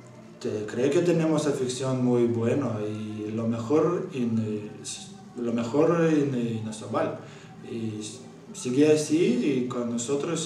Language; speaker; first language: Spanish; non-native, learner; Lithuanian